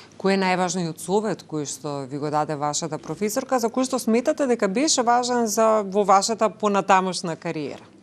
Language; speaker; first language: Macedonian; native; Macedonian